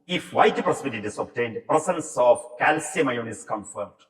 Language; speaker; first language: English; non-native, local second language; Malayalam